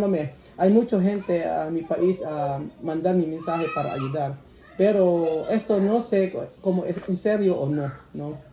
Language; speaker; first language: Spanish; non-native, learner; Filipino